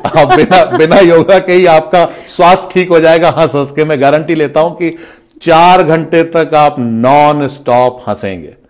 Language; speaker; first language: Hindi; native; Hindi